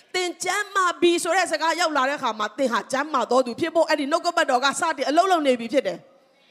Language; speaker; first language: Burmese; non-native, local second language; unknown